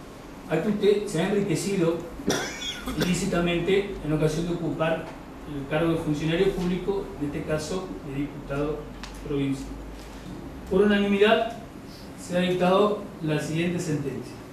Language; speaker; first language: Spanish; native; Spanish